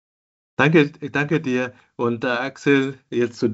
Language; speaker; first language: German; non-native, fluent; Chinese